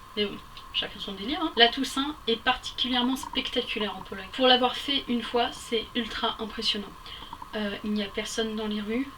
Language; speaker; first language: French; native; French